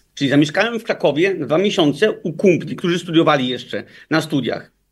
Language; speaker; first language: Polish; early bilingual, heritage; Danish